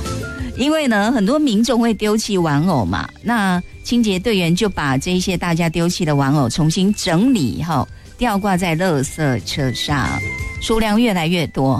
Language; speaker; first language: Chinese; native; Chinese